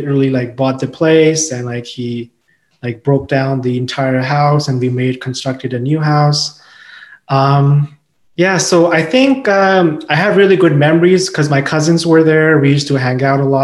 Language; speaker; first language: English; non-native, local second language; Urdu